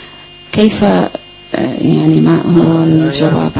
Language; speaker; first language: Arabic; non-native, learner; English